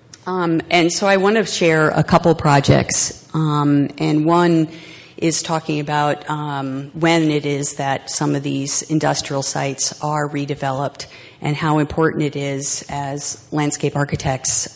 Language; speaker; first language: English; native; English